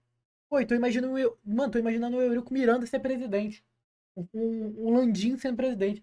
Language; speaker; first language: Portuguese; native; Portuguese